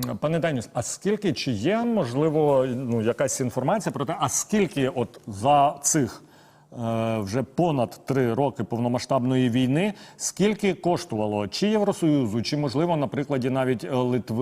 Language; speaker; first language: Ukrainian; native; Ukrainian